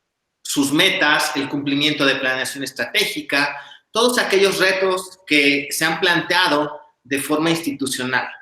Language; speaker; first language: Spanish; native; Spanish